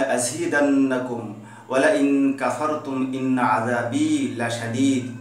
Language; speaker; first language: Arabic; non-native, fluent; Bangla